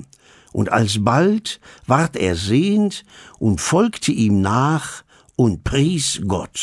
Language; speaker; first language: German; native; German